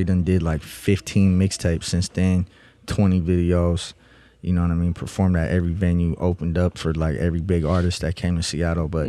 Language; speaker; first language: English; non-native, fluent; Russian